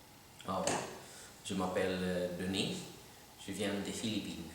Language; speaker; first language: French; non-native, learner; Filipino